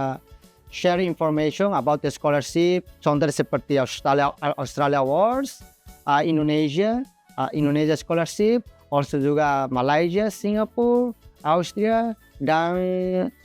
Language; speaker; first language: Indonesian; non-native, fluent; Tetum